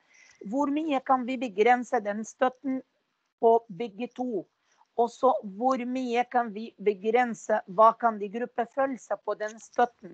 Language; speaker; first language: Norwegian; non-native, fluent; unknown